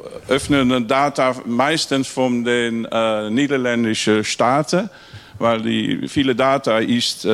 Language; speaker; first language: German; non-native, learner; Dutch